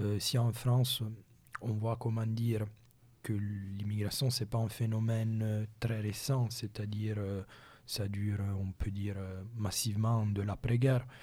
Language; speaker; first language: French; non-native, local second language; Italian